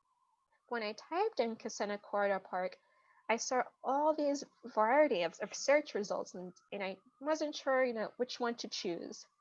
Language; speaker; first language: English; native; English